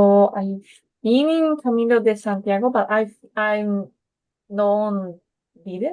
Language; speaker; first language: English; non-native, fluent; Spanish